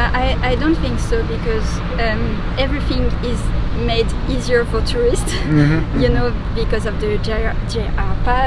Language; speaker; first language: English; non-native, fluent; French